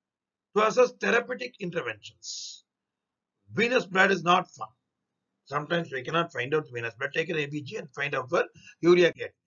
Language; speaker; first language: English; non-native, local second language; Tamil